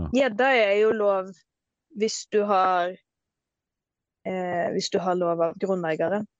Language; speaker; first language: Norwegian; native; Norwegian